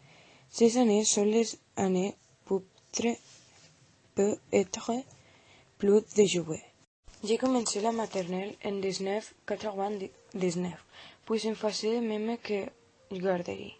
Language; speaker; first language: French; non-native, learner; Catalan